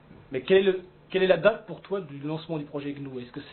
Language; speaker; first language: French; native; French